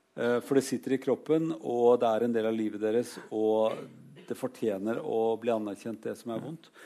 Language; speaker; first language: Norwegian; native; Norwegian